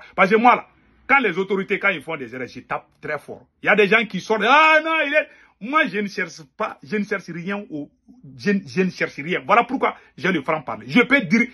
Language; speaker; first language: French; non-native, local second language; Bambara